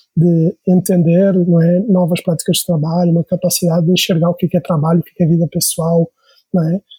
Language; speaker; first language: Portuguese; native; Portuguese